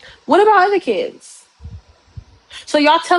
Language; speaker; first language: English; native; English